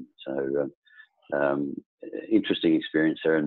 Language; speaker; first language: English; native; English